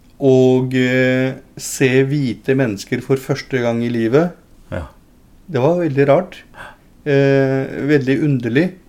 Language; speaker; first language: Norwegian; early bilingual, other home language; Punjabi